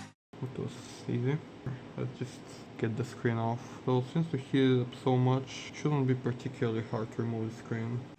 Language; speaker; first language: English; non-native, fluent; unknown